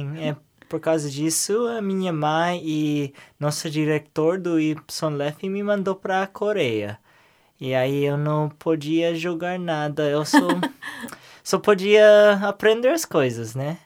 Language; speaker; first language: Portuguese; non-native, learner; English